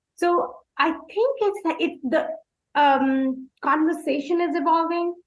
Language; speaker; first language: English; non-native, local second language; Hindi